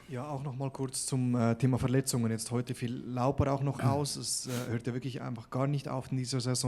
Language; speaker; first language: German; native; German